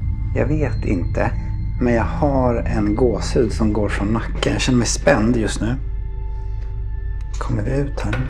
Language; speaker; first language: Swedish; native; Swedish